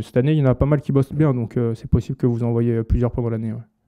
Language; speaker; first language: French; native; French